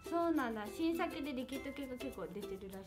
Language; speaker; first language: Japanese; non-native, fluent; Korean